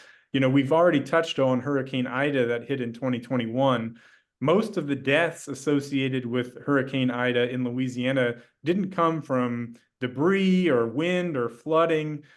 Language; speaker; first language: English; native; English